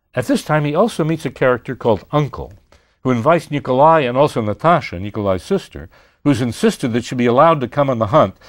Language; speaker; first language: English; native; English